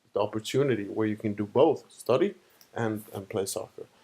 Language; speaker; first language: English; non-native, fluent; Swedish